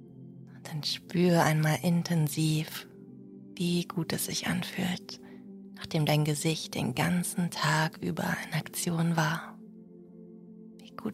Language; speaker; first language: German; native; German